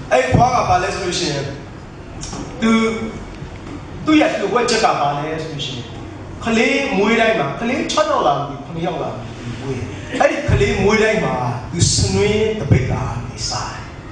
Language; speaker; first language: Burmese; non-native, local second language; Tedim Chin